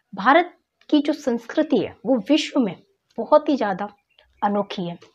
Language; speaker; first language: Hindi; native; Hindi